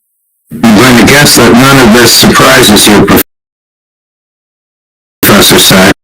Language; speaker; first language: English; native; English